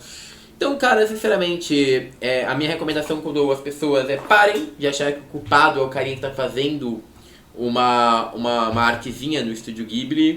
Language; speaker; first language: Portuguese; native; Portuguese